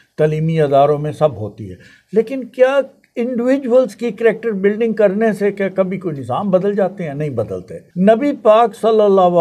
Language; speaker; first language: Urdu; non-native, local second language; Punjabi